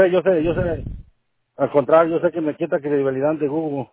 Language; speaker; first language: Spanish; native; Spanish